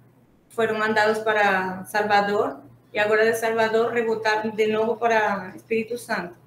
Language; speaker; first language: Portuguese; non-native, fluent; Spanish